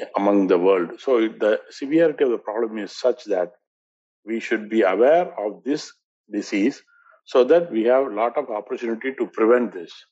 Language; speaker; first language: English; non-native, local second language; Tamil